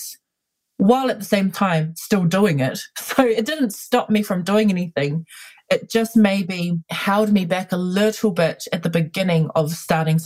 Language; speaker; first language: English; native; English